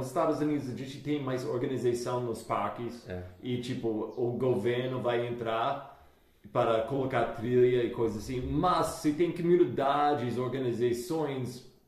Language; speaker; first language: Portuguese; non-native, fluent; English